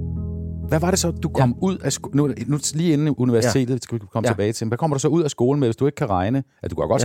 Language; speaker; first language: Danish; native; Danish